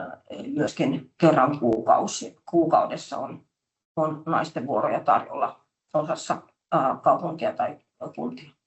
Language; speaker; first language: Finnish; native; Finnish